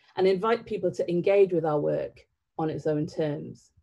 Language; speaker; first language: English; native; English